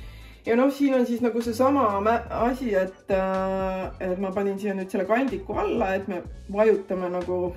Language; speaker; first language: Estonian; native; Estonian